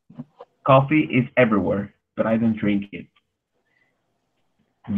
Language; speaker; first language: English; non-native, fluent; Spanish